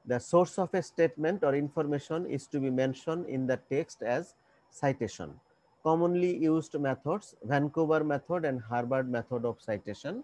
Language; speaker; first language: English; non-native, local second language; Bangla